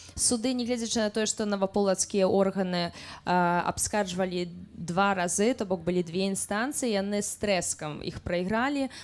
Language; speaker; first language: Belarusian; native; Belarusian